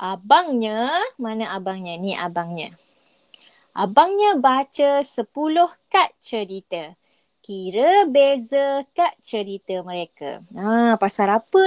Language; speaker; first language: Malay; native; Malay